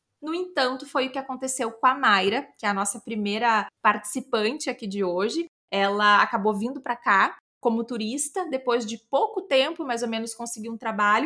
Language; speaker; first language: Portuguese; native; Portuguese